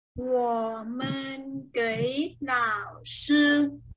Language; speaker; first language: Chinese; non-native, fluent; Thai